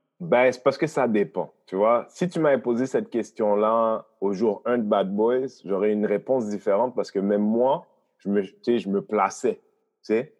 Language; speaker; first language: French; early bilingual, other home language; Haitian Creole